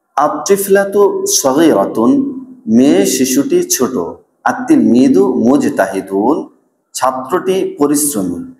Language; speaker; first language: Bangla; native; Bangla